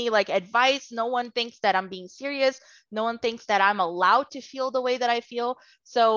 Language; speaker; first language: English; non-native, fluent; Portuguese